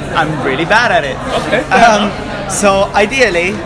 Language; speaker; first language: English; non-native, fluent; Dutch